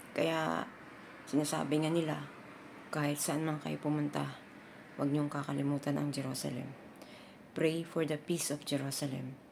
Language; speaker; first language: Filipino; native; Filipino